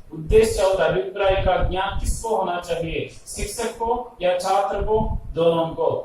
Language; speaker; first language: Hindi; non-native, local second language; Telugu